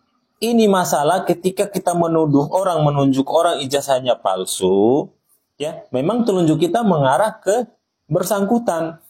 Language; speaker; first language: Indonesian; native; Indonesian